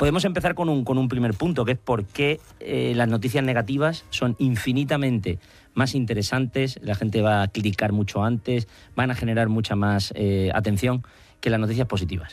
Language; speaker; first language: Spanish; native; Spanish